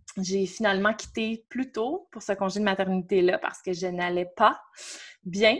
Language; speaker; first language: French; native; French